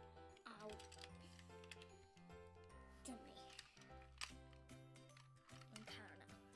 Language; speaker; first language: Welsh; non-native, local second language; English